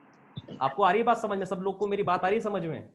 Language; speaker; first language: Hindi; native; Hindi